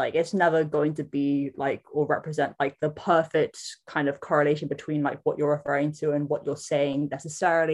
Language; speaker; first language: English; native; English